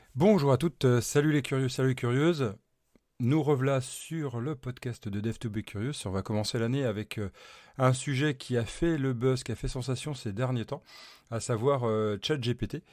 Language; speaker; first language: French; native; French